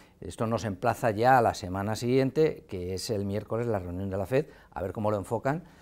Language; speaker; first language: Spanish; native; Spanish